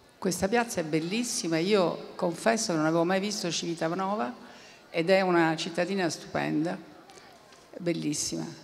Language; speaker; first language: Italian; native; Italian